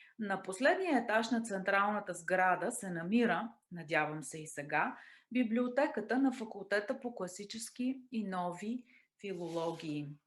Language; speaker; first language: Bulgarian; native; Bulgarian